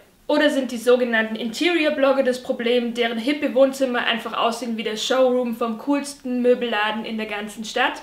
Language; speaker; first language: German; native; German